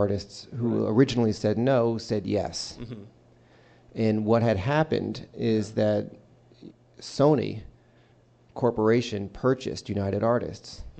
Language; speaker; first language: English; native; English